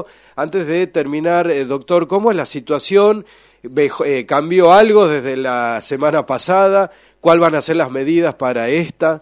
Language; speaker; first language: Spanish; native; Spanish